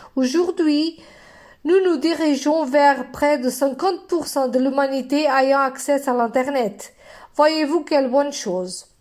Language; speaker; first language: French; non-native, fluent; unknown